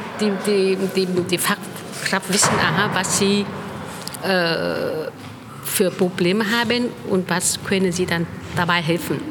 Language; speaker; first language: German; non-native, fluent; Vietnamese